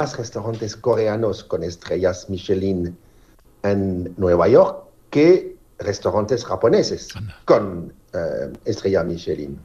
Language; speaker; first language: Spanish; non-native, fluent; French